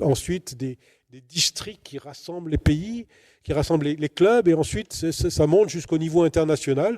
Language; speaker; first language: French; native; French